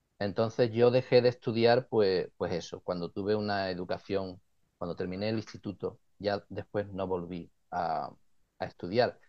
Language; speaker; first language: Spanish; native; Spanish